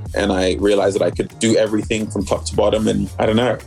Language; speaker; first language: English; native; English